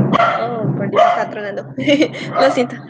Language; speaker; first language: Spanish; native; Spanish